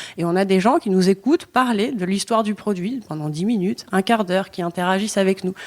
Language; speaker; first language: French; native; French